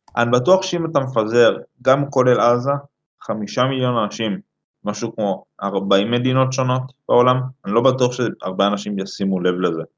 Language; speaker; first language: Hebrew; native; Hebrew